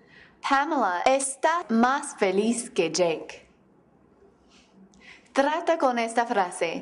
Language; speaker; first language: Spanish; non-native, fluent; English